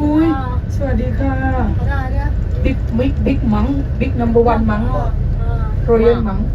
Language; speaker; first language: English; non-native, learner; Thai